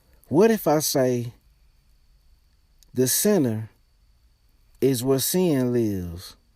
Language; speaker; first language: English; native; English